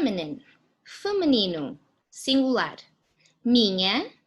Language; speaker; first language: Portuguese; native; Portuguese